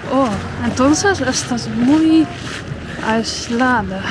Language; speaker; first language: Spanish; non-native, fluent; Dutch